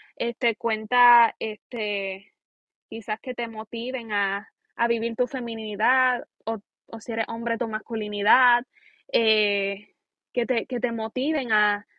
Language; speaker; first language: Spanish; native; Spanish